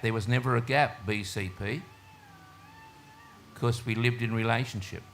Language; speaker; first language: English; native; English